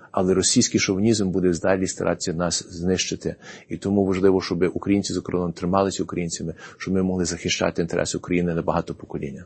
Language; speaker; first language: Ukrainian; early bilingual, heritage; Ukrainian